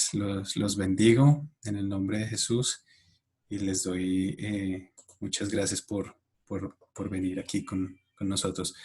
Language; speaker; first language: Spanish; native; Spanish